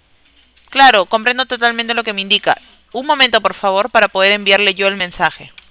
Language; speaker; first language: Spanish; native; Spanish